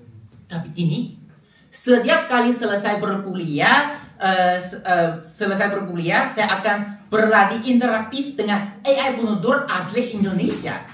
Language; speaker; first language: Indonesian; non-native, fluent; Chinese